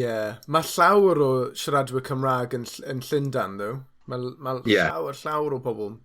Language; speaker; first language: Welsh; non-native, learner; English